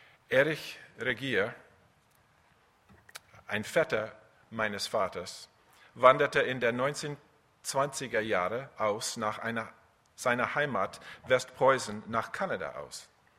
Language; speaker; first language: German; early bilingual, other home language; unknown